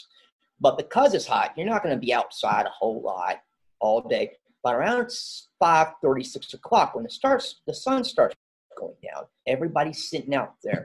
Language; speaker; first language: English; native; English